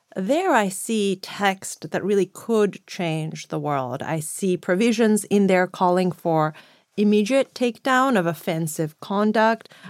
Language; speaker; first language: English; non-native, fluent; Greek